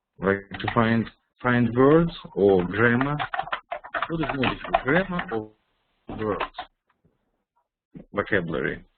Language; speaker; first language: English; non-native, fluent; Russian